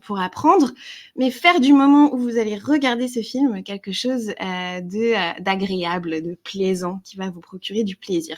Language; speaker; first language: French; native; French